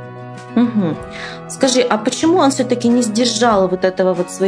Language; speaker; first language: Russian; native; Russian